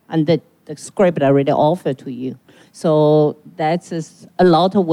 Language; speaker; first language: English; non-native, learner; Chinese